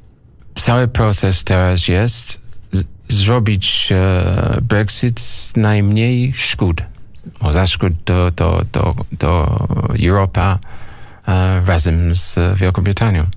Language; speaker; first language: Polish; non-native, learner; English